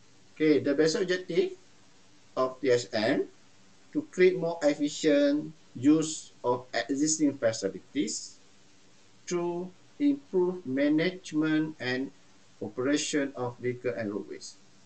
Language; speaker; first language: English; non-native, local second language; Malay